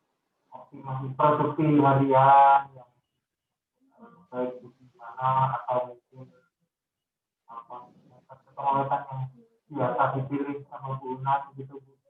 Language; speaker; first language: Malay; non-native, local second language; Javanese